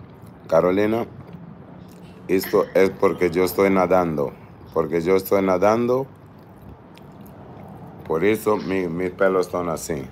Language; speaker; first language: Spanish; non-native, learner; Portuguese